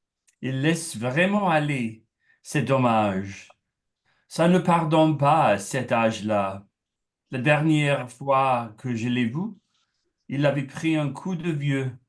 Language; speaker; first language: French; non-native, learner; English